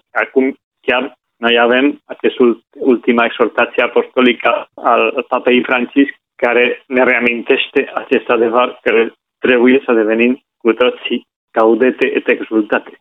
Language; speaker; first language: Romanian; non-native, fluent; Spanish